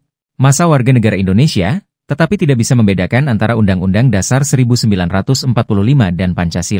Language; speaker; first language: Indonesian; native; Indonesian